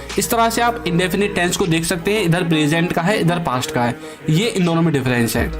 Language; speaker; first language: Hindi; native; Hindi